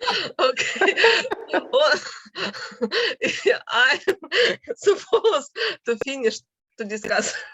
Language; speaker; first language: English; non-native, learner; Russian